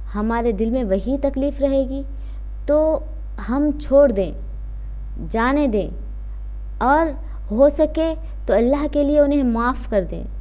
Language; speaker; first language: Urdu; native; Urdu